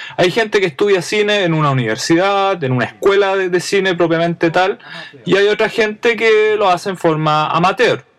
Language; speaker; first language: Spanish; native; Spanish